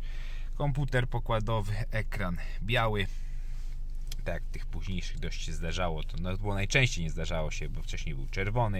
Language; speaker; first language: Polish; native; Polish